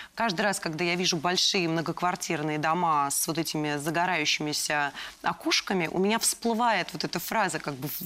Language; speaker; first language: Russian; native; Russian